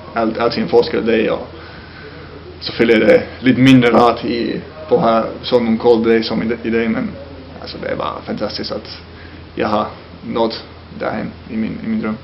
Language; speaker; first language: Danish; non-native, fluent; Finnish